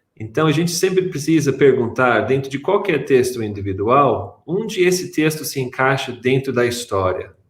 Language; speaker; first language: Portuguese; non-native, fluent; English